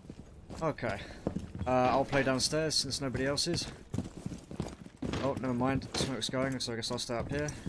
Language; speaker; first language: English; native; English